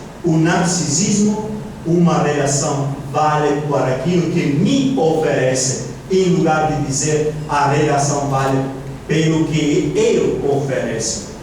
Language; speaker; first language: Portuguese; non-native, fluent; Italian